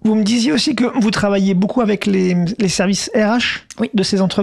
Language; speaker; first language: French; native; French